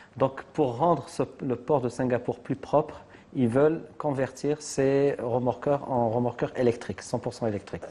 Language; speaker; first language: French; non-native, local second language; Arabic